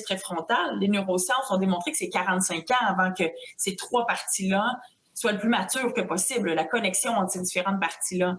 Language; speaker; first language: French; native; French